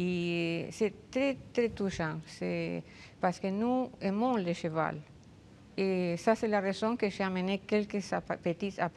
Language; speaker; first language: French; non-native, fluent; Spanish